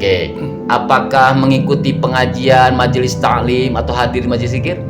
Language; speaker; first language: Indonesian; native; Indonesian